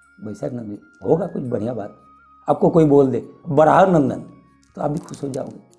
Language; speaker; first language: Hindi; non-native, local second language; Bangla